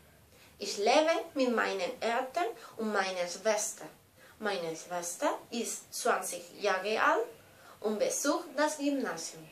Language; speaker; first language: German; non-native, learner; Spanish